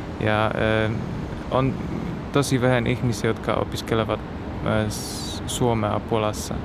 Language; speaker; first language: Finnish; non-native, learner; Polish